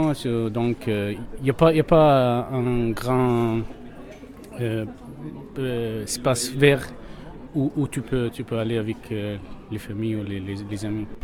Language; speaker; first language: French; non-native, learner; Arabic